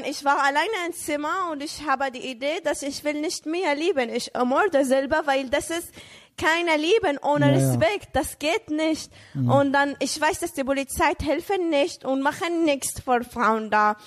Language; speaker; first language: German; non-native, learner; Arabic